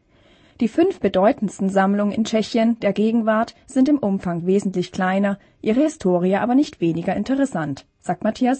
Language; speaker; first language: German; native; German